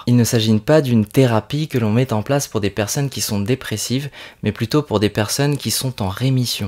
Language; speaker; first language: French; native; French